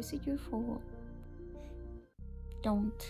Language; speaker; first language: English; non-native, local second language; Filipino